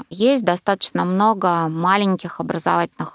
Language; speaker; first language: Russian; native; Russian